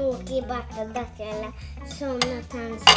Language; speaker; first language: Japanese; early bilingual, heritage; Japanese